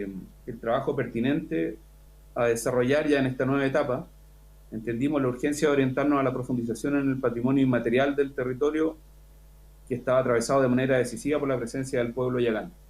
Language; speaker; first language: Spanish; native; Spanish